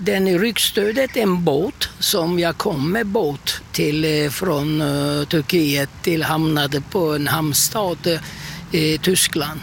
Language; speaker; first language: Swedish; non-native, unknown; Turkish